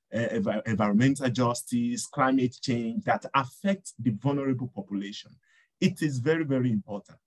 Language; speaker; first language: English; non-native, local second language; Yoruba